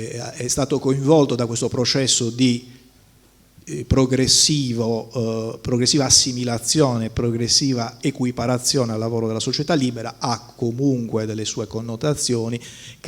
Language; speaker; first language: Italian; native; Italian